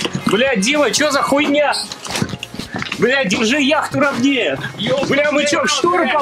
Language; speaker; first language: Russian; native; Russian